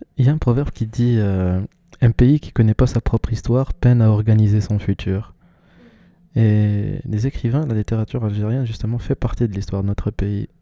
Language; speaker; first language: French; non-native, local second language; Arabic